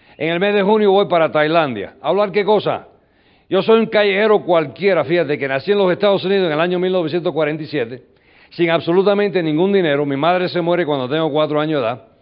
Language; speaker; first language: Spanish; early bilingual, heritage; English